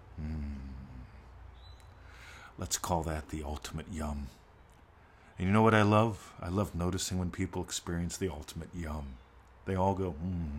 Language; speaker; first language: English; native; English